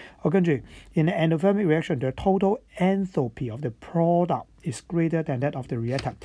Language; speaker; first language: English; non-native, local second language; Cantonese